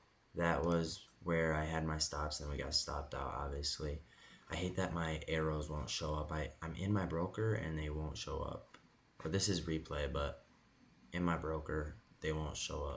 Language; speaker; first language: English; native; English